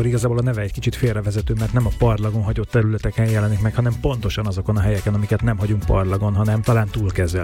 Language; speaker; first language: Hungarian; native; Hungarian